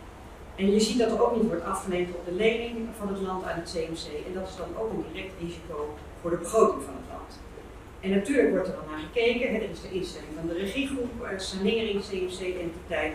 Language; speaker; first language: Dutch; non-native, local second language; Papiamento